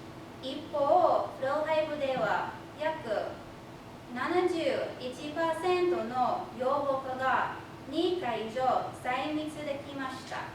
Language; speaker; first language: Japanese; non-native, fluent; English